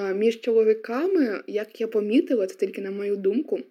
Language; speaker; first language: Ukrainian; non-native, local second language; Russian